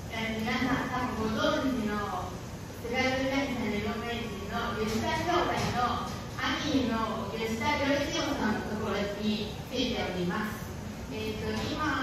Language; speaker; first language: Japanese; non-native, fluent; Chinese